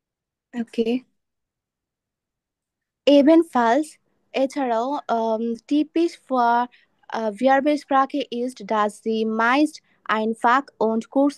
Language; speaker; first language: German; non-native, learner; Bangla